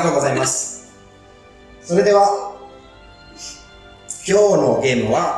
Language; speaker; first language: Japanese; non-native, learner; Italian